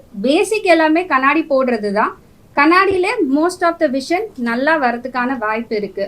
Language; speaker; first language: Tamil; native; Tamil